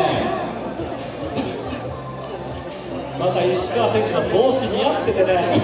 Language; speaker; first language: Japanese; native; Japanese